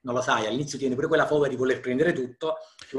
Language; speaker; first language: Italian; native; Italian